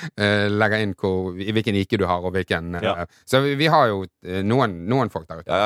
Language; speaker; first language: Norwegian; early bilingual, other home language; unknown